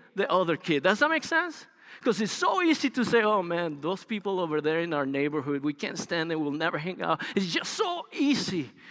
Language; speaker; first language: English; non-native, fluent; Spanish